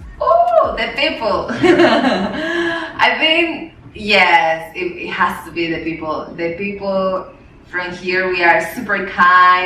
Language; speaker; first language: English; non-native, learner; Spanish